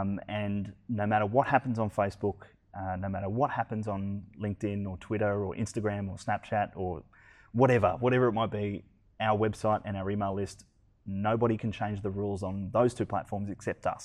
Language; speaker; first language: English; native; English